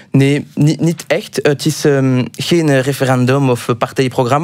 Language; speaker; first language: Dutch; non-native, local second language; French